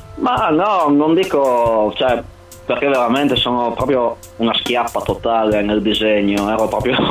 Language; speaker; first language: Italian; native; Italian